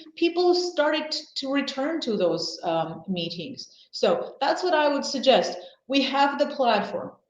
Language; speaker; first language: English; non-native, fluent; Armenian